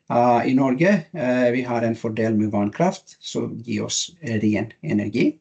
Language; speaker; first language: Norwegian; non-native, learner; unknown